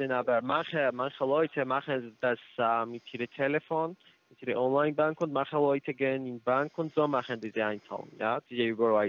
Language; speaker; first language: German; non-native, learner; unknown